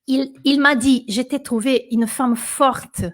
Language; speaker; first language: French; non-native, fluent; Portuguese